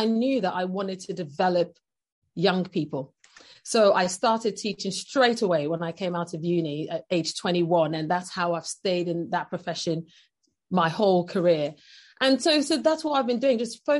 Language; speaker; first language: English; non-native, local second language; Yoruba